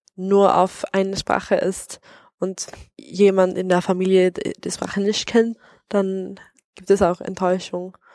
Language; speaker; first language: German; non-native, fluent; Swedish